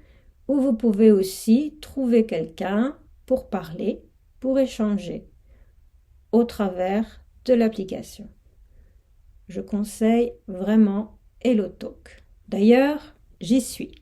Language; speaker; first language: French; non-native, fluent; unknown